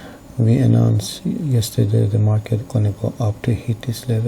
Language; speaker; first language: English; non-native, fluent; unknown